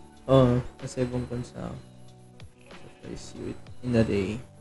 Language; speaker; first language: English; non-native, local second language; Filipino